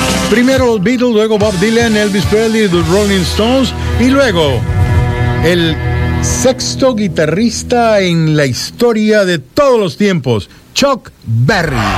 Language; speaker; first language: Spanish; native; Spanish